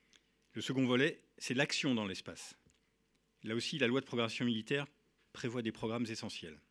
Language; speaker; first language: French; native; French